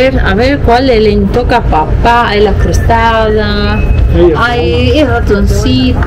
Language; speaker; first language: Spanish; non-native, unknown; Italian